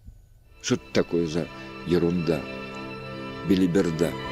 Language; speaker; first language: Russian; native; Russian